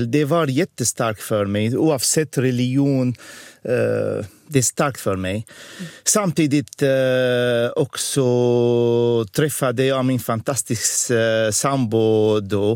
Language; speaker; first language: Swedish; non-native, fluent; Arabic